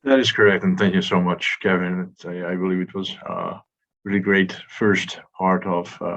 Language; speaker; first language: English; non-native, fluent; Hungarian